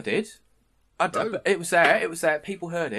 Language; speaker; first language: English; native; English